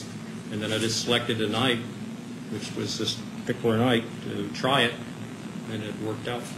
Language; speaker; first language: English; native; English